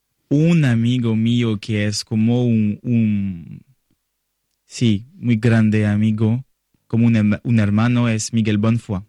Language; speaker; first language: Spanish; non-native, learner; French